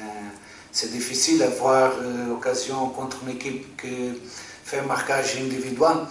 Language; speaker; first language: French; non-native, fluent; Portuguese